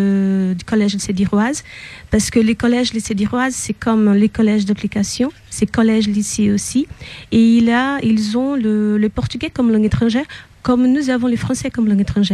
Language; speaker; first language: French; non-native, fluent; Portuguese